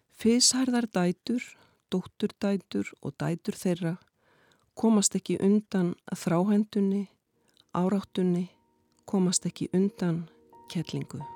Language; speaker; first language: Icelandic; native; Icelandic